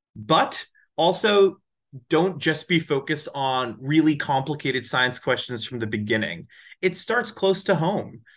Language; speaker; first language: English; native; English